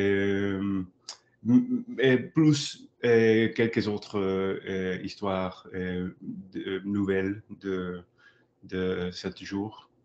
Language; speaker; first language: French; non-native, learner; English